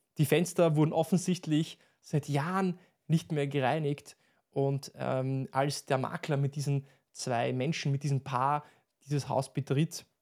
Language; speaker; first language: German; native; German